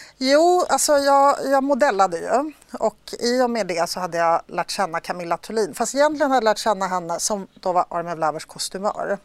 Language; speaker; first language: Swedish; early bilingual, other home language; Polish